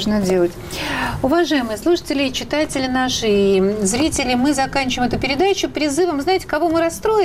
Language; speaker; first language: Russian; native; Russian